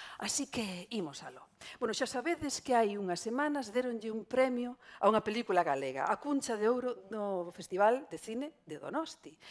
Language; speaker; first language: Galician; non-native, local second language; Spanish